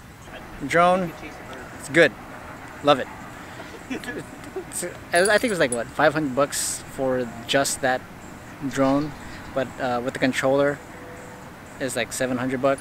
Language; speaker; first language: English; native; English